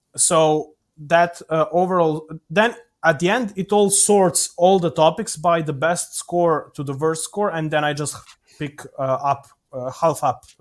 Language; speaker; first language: English; non-native, fluent; Serbian